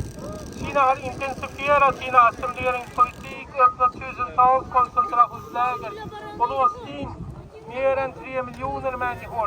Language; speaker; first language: Swedish; non-native, fluent; Uyghur